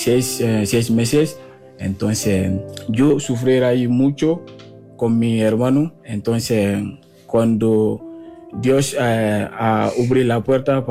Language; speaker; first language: Spanish; non-native, fluent; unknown